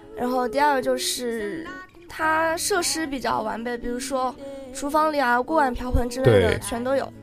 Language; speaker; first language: Chinese; native; Chinese